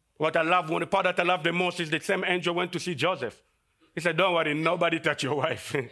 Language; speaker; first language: English; non-native, fluent; Lingala